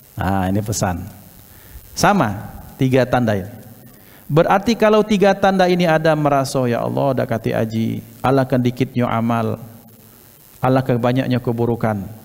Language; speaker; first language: Malay; non-native, local second language; Javanese